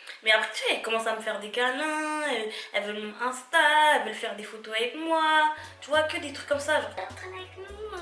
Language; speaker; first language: French; native; French